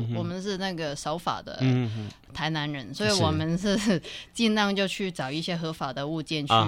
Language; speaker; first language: Chinese; non-native, fluent; Cantonese